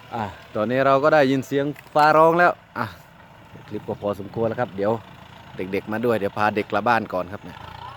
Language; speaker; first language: Thai; native; Thai